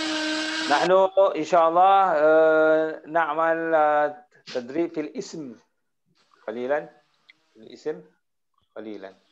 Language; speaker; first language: Arabic; non-native, fluent; Malay